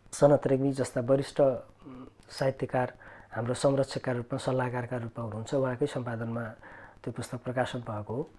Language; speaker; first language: Nepali; native; Nepali